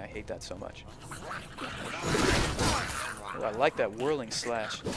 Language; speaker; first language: English; native; English